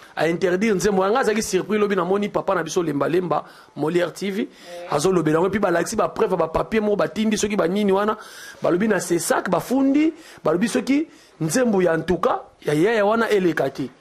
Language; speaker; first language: Lingala; non-native, local second language; Luba-Lulua